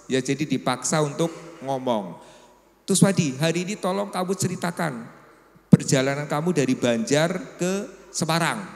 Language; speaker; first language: Indonesian; native; Indonesian